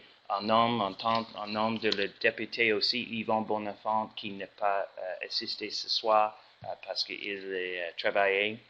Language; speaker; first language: French; non-native, learner; English